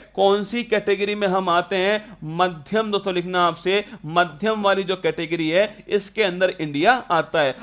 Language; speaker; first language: Hindi; native; Hindi